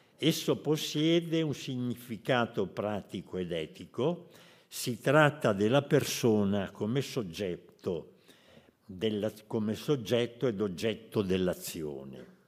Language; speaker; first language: Italian; native; Italian